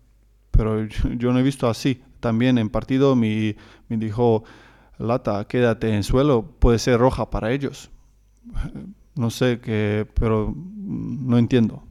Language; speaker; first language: Spanish; non-native, learner; Croatian